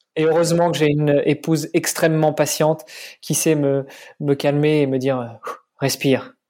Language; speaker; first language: French; native; French